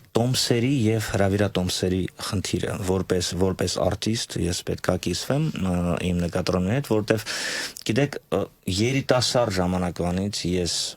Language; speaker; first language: Armenian; native; Armenian